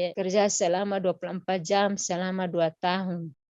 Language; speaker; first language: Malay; non-native, local second language; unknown